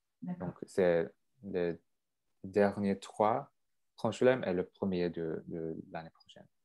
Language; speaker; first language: French; non-native, local second language; English